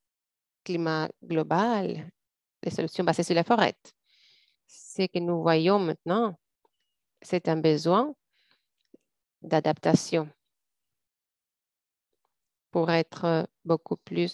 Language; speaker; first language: French; non-native, fluent; English